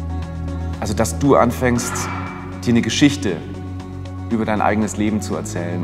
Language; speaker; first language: German; native; German